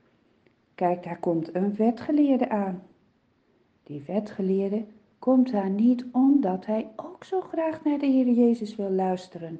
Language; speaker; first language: Dutch; native; Dutch